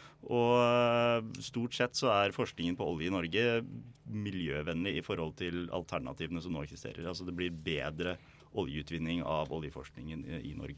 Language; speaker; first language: Norwegian; native; Norwegian